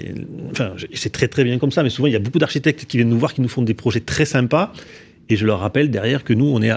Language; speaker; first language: French; native; French